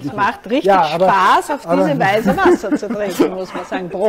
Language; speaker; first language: German; native; German